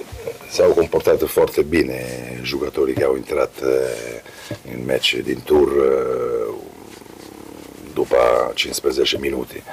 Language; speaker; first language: Romanian; non-native, learner; Italian